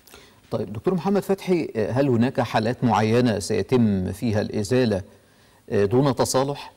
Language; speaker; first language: Arabic; native; Arabic